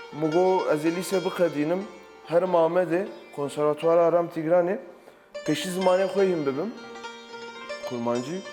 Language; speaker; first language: Kurdish; non-native, local second language; Turkish